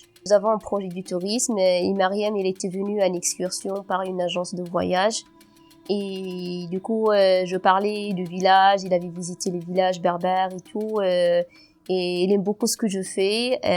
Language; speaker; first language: French; non-native, local second language; Berber languages